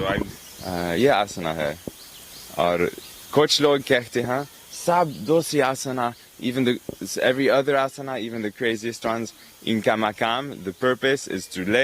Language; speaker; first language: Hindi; non-native, learner; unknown